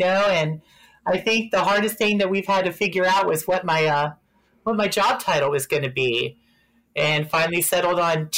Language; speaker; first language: English; native; English